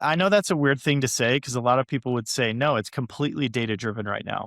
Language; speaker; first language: English; native; English